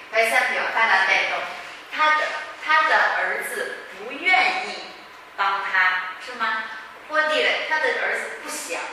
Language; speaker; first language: Italian; non-native, fluent; Chinese